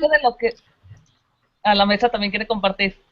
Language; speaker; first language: Spanish; native; Spanish